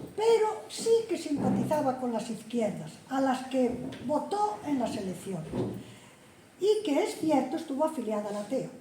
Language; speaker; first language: Spanish; native; Spanish